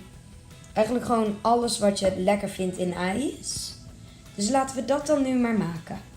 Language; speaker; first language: Dutch; native; Dutch